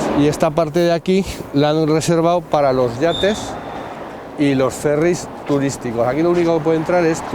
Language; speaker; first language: Spanish; native; Spanish